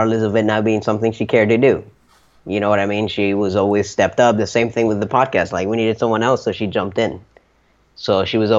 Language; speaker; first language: English; early bilingual, other home language; Spanish